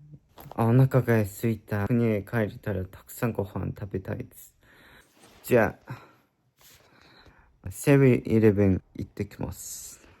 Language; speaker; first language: Japanese; non-native, learner; Mongolian